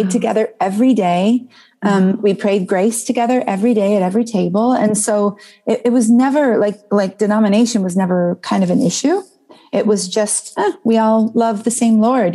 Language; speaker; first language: English; native; English